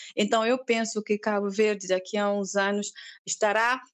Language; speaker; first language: Portuguese; non-native, local second language; Kabuverdianu